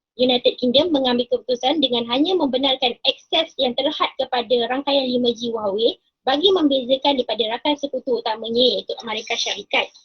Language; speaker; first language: Malay; native; Malay